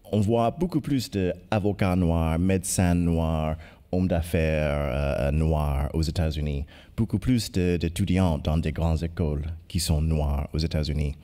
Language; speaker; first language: French; non-native, fluent; English